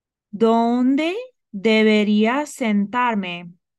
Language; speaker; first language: Spanish; non-native, fluent; English